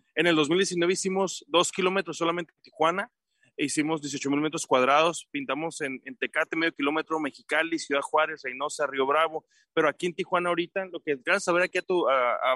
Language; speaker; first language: Spanish; native; Spanish